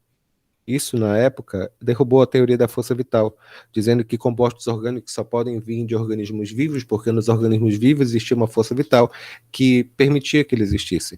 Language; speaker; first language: Portuguese; native; Portuguese